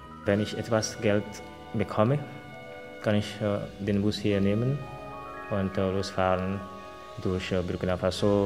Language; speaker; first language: German; non-native, fluent; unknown